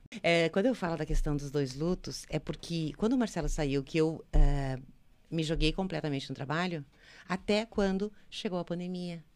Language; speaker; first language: Portuguese; native; Portuguese